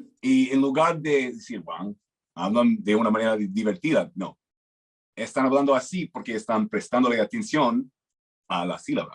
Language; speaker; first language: Spanish; non-native, fluent; English